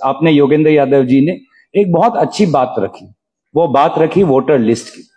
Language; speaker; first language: Hindi; non-native, local second language; Assamese